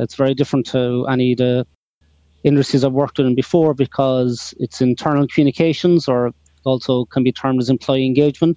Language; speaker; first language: English; native; English